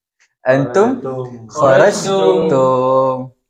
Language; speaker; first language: Arabic; non-native, learner; Malay